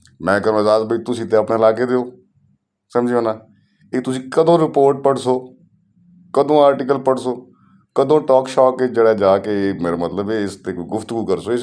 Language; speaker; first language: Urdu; non-native, local second language; Punjabi